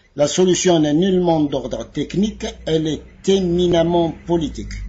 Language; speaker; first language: French; non-native, local second language; Arabic